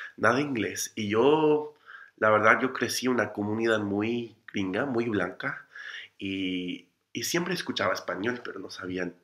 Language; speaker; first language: Spanish; non-native, fluent; English